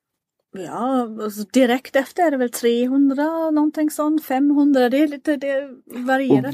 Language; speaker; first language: Swedish; non-native, fluent; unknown